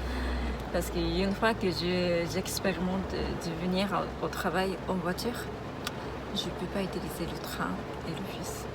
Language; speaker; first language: French; non-native, learner; Japanese